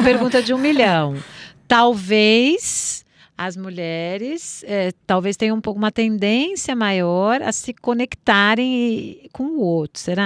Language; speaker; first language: Portuguese; native; Portuguese